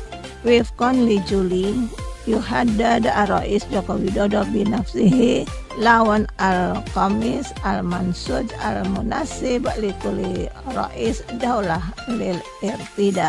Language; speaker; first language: Arabic; non-native, fluent; Indonesian